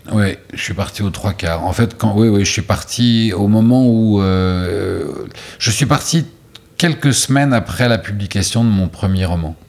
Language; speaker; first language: French; native; French